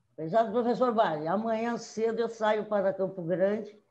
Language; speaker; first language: Portuguese; native; Portuguese